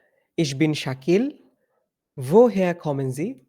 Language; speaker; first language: German; non-native, learner; Bangla